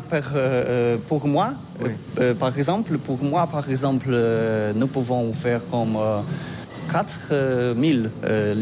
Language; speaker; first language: French; non-native, learner; Polish